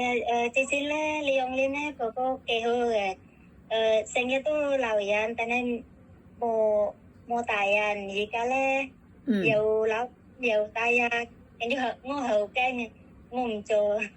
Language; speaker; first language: Cantonese; non-native, learner; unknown